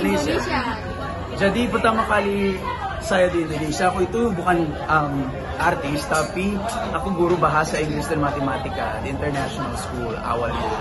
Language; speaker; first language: Indonesian; non-native, fluent; Filipino